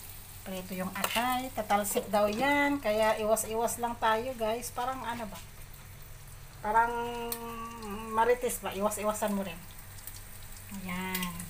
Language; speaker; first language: Filipino; non-native, local second language; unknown